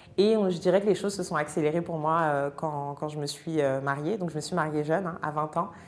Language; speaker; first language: French; native; French